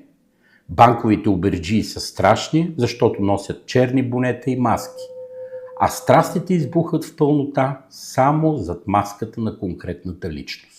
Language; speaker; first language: Bulgarian; native; Bulgarian